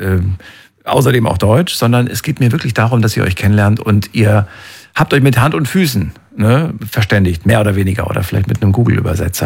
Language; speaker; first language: German; native; German